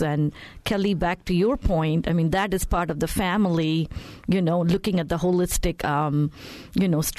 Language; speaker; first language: English; non-native, local second language; Tamil